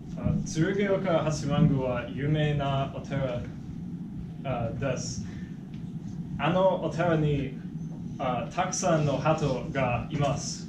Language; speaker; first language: Japanese; non-native, learner; English